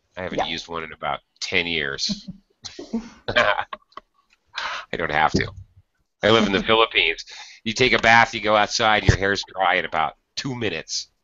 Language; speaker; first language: English; native; English